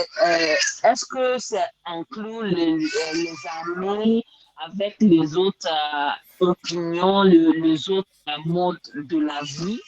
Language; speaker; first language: French; non-native, learner; English